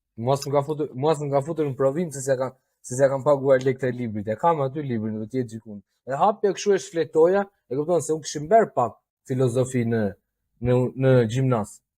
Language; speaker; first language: Albanian; native; Albanian